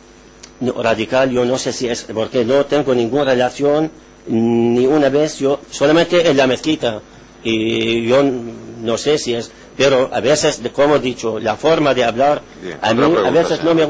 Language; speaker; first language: Spanish; non-native, learner; Arabic